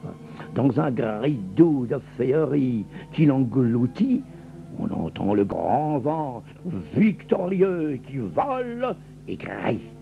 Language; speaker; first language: French; native; French